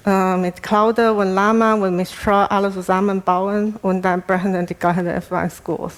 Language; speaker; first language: German; non-native, learner; Chinese